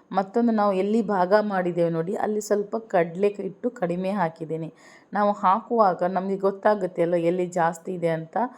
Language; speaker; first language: Kannada; non-native, local second language; Urdu